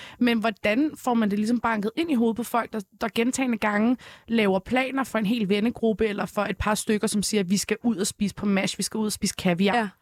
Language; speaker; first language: Danish; early bilingual, other home language; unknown